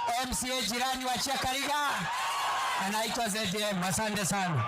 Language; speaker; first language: Swahili; non-native, local second language; Meru